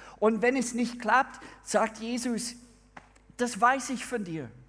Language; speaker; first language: German; non-native, fluent; English